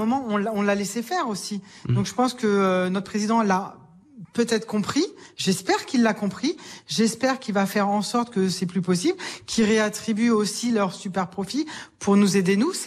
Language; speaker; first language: French; native; French